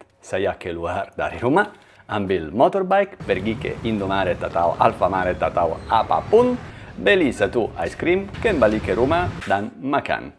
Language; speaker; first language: Indonesian; non-native, learner; Italian